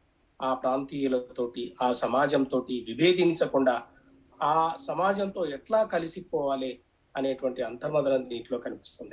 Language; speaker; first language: Telugu; native; Telugu